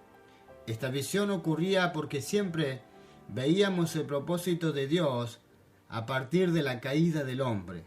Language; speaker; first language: Spanish; non-native, fluent; French